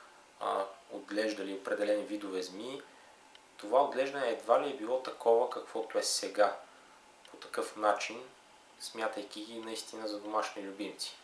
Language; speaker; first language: Bulgarian; native; Bulgarian